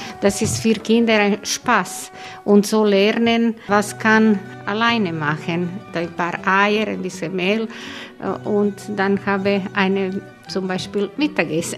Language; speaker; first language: German; non-native, learner; Croatian